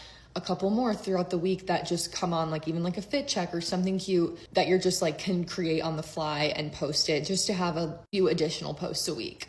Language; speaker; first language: English; native; English